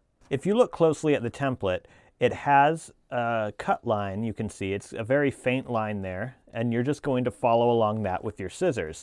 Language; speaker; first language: English; native; English